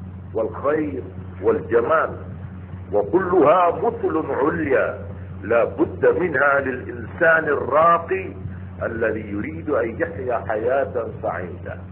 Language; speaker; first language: Arabic; non-native, fluent; Madurese